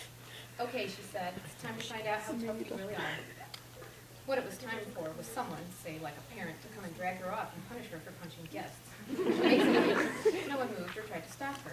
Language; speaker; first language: English; native; English